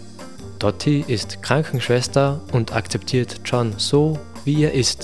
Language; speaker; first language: German; native; German